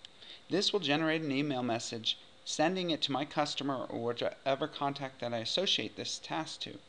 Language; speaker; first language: English; native; English